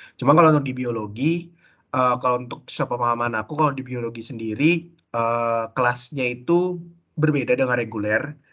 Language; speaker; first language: Indonesian; native; Indonesian